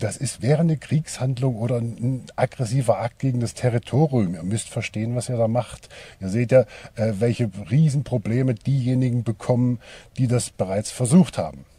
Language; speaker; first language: German; native; German